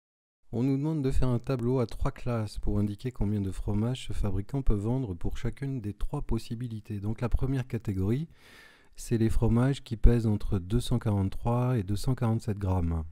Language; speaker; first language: French; native; French